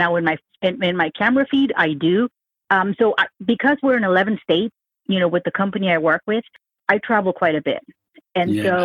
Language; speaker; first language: English; native; English